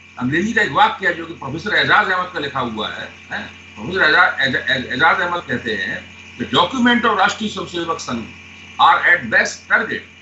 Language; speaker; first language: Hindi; native; Hindi